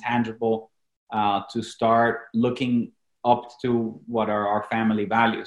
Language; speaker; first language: English; non-native, fluent; Spanish